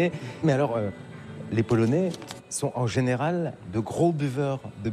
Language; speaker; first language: French; native; French